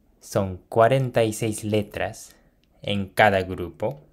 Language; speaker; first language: Spanish; non-native, fluent; Japanese